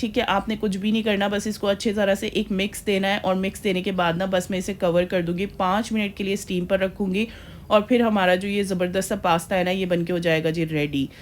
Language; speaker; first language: Hindi; native; Hindi